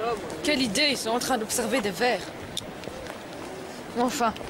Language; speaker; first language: French; native; French